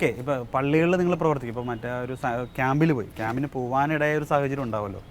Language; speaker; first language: Malayalam; native; Malayalam